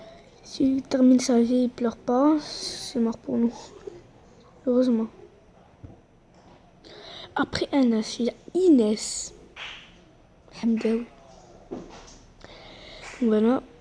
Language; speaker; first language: French; non-native, local second language; Arabic